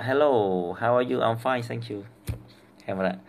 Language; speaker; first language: English; non-native, learner; Khmer